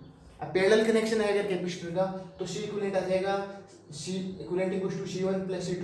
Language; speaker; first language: Hindi; native; Hindi